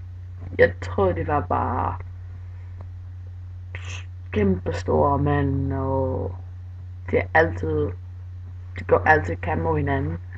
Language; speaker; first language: Danish; non-native, learner; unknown